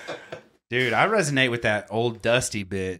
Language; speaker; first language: English; native; English